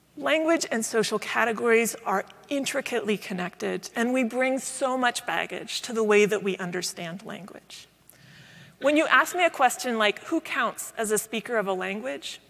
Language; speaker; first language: English; native; English